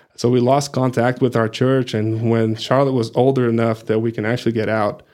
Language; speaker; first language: English; non-native, fluent; Portuguese